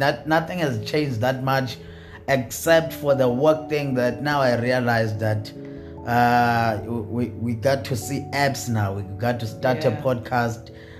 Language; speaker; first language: English; non-native, local second language; Xhosa